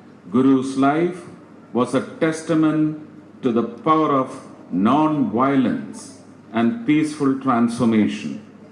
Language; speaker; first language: English; non-native, local second language; Malayalam